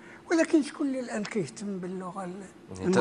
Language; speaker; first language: Arabic; native; Arabic